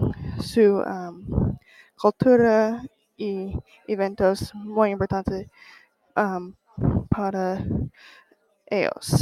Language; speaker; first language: Spanish; non-native, learner; English